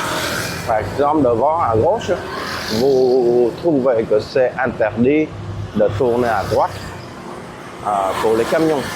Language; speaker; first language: French; non-native, fluent; Vietnamese